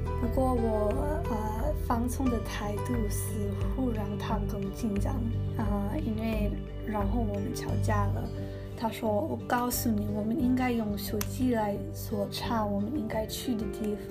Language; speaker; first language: Chinese; non-native, learner; English